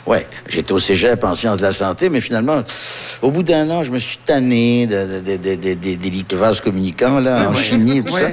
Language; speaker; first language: French; early bilingual, heritage; French